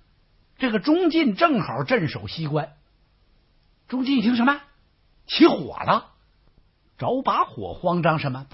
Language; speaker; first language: Chinese; native; Chinese